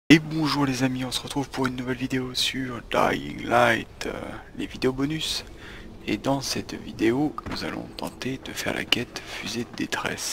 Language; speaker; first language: French; native; French